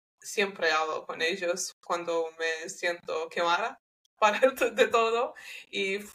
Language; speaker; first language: Spanish; non-native, learner; English